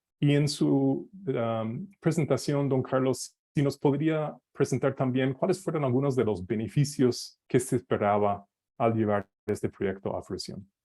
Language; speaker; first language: Spanish; non-native, fluent; English